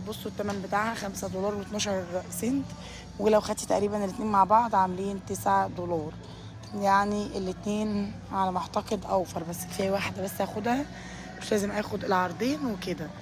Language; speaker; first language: Arabic; native; Arabic